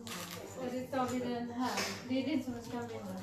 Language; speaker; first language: Swedish; non-native, learner; Cebuano